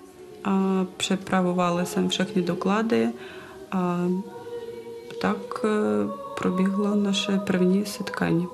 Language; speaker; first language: Czech; non-native, fluent; Russian